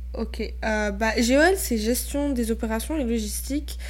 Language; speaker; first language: French; non-native, local second language; Arabic